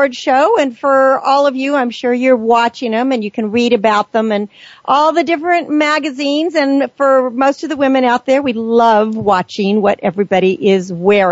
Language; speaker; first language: English; native; English